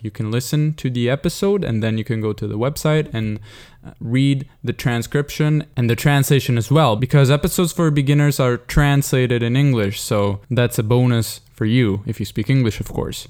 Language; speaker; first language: English; non-native, fluent; Italian